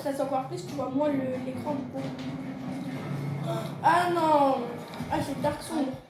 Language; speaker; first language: French; native; French